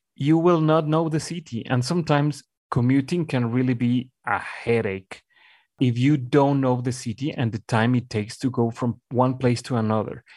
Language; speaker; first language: English; non-native, fluent; Spanish